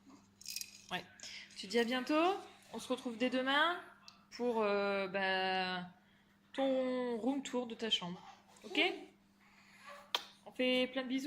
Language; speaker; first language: French; native; French